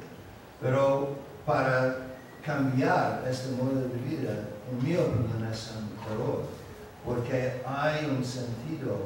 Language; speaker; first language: Spanish; non-native, fluent; English